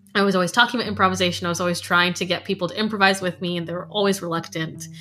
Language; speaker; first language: English; native; English